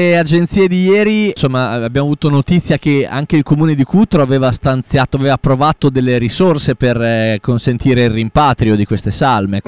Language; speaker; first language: Italian; native; Italian